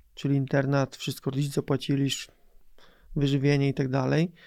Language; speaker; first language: Polish; native; Polish